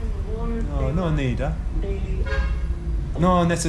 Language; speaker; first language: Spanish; non-native, learner; English